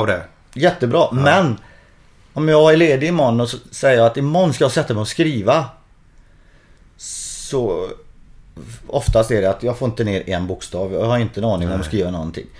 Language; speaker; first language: Swedish; native; Swedish